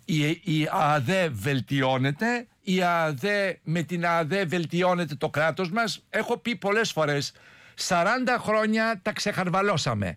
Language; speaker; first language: Greek; native; Greek